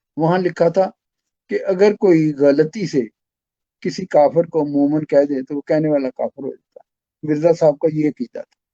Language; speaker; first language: Urdu; non-native, local second language; Pashto